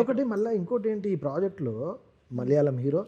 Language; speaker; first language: Telugu; native; Telugu